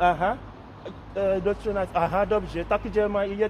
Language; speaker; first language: Czech; non-native, learner; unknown